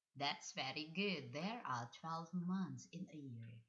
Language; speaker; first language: English; non-native, fluent; Indonesian